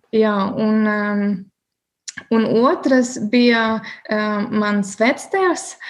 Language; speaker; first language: Latvian; non-native, learner; German